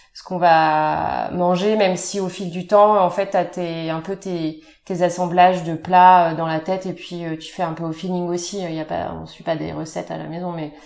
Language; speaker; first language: French; native; French